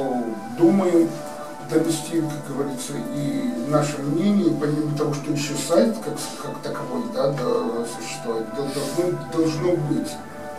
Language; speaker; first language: Russian; native; Russian